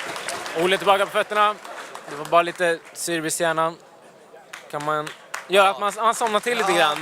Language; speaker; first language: Swedish; native; Swedish